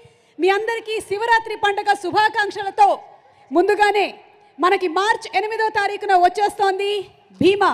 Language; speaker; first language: Telugu; native; Telugu